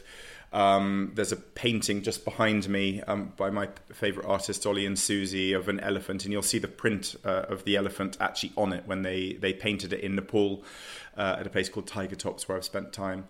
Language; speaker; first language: English; native; English